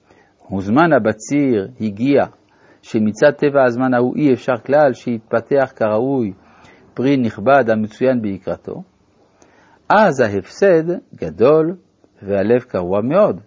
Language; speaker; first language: Hebrew; native; Hebrew